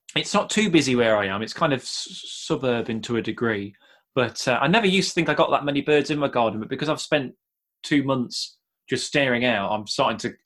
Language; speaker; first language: English; native; English